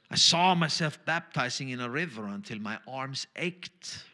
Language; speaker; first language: English; non-native, fluent; German